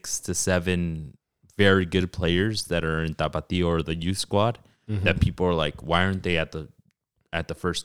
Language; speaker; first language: English; early bilingual, other home language; Spanish